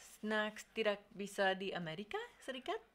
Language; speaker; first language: Indonesian; non-native, learner; English